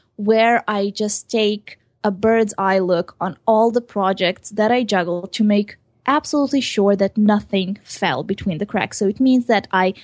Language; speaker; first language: English; early bilingual, other home language; Hebrew